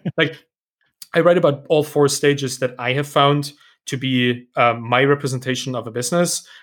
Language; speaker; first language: English; non-native, fluent; German